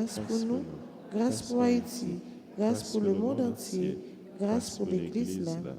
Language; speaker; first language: French; non-native, local second language; Haitian Creole